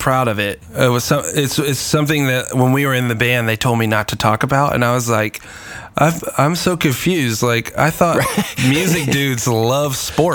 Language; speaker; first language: English; native; English